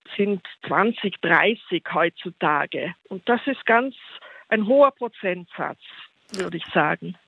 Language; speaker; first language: German; non-native, local second language; Ladin